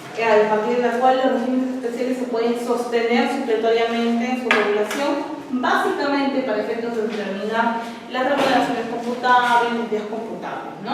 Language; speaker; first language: Spanish; native; Spanish